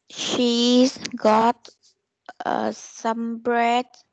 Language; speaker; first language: English; non-native, learner; Vietnamese